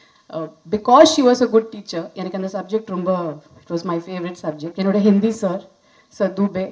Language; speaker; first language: Tamil; non-native, fluent; Hindi